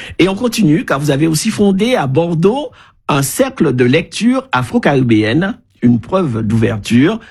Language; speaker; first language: French; native; French